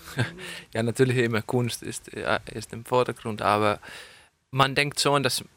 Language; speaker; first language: German; non-native, fluent; Finnish